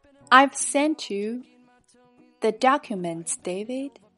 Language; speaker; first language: English; non-native, fluent; Chinese